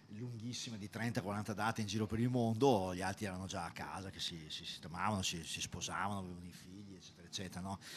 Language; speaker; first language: Italian; native; Italian